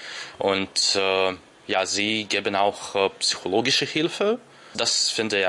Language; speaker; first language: German; non-native, learner; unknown